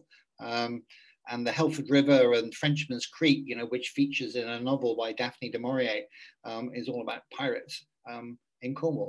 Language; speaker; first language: English; native; English